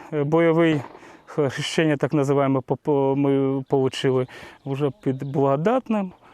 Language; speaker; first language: Ukrainian; non-native, local second language; Russian